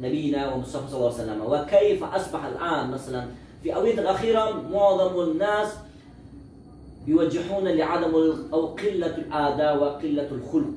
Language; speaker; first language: Arabic; non-native, learner; Uzbek